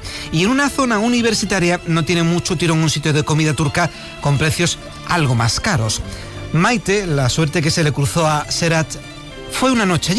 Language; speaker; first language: Spanish; native; Spanish